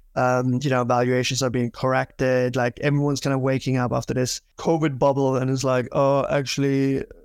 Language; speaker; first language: English; non-native, fluent; German